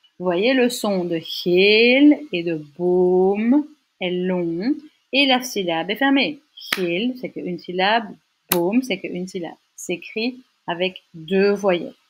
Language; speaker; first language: French; native; French